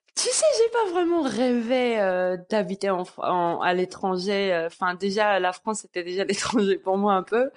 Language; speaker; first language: French; early bilingual, other home language; Georgian